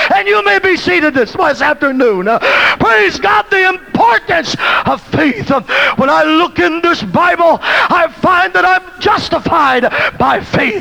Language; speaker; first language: English; native; English